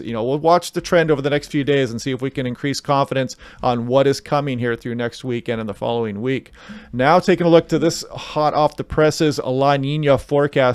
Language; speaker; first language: English; native; English